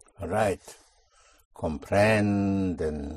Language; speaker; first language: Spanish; non-native, fluent; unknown